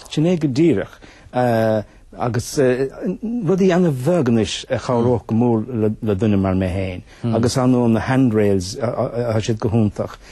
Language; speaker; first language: Irish; native; Irish